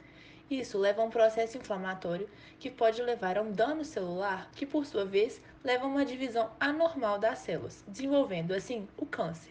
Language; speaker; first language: Portuguese; native; Portuguese